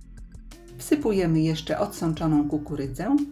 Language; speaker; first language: Polish; native; Polish